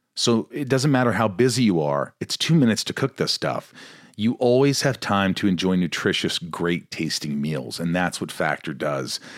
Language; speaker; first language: English; native; English